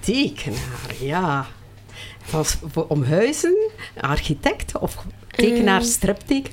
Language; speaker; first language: Dutch; native; Dutch